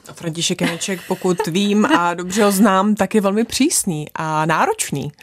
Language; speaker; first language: Czech; native; Czech